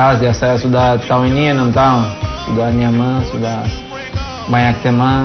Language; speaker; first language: Indonesian; non-native, fluent; Portuguese